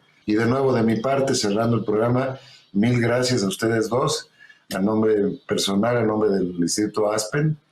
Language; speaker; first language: Spanish; native; Spanish